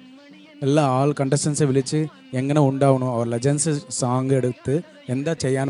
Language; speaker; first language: Malayalam; non-native, learner; Tamil